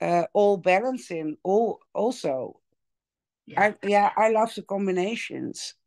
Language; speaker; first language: English; non-native, learner; Dutch